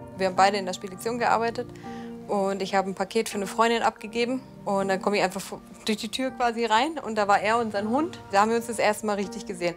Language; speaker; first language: German; native; German